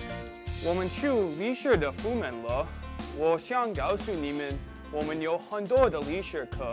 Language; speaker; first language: Chinese; non-native, learner; English